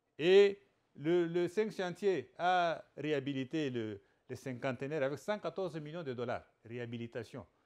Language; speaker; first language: French; non-native, local second language; Lingala